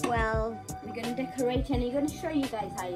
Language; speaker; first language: English; native; English